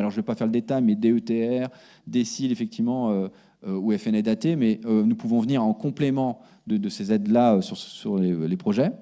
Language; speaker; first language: French; native; French